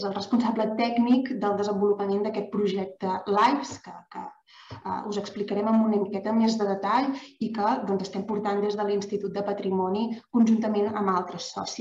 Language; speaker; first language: Catalan; native; Catalan